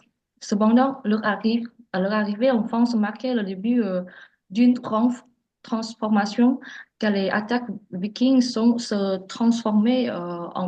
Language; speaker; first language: French; non-native, learner; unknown